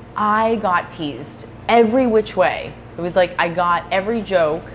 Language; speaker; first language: English; native; English